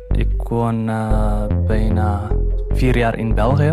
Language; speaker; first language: Dutch; non-native, learner; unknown